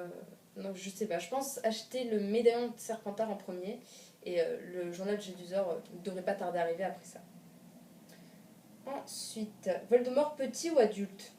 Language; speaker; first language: French; native; French